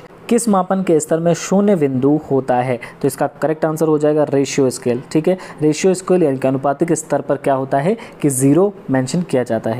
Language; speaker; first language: Hindi; native; Hindi